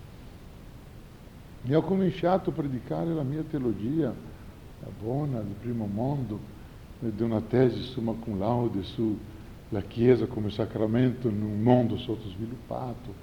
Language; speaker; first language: Italian; non-native, fluent; Portuguese